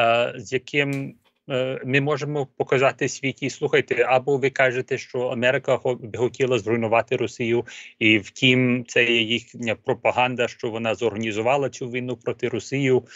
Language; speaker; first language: Ukrainian; early bilingual, heritage; Ukrainian